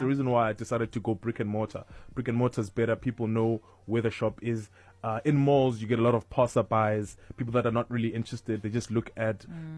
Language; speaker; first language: English; non-native, local second language; Zulu